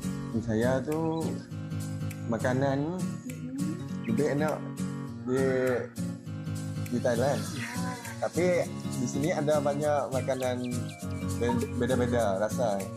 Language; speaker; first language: Indonesian; non-native, learner; Malay